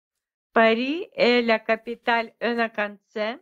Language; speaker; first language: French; non-native, learner; Russian